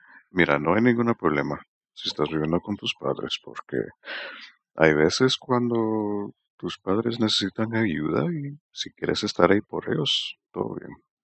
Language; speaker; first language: Spanish; non-native, learner; English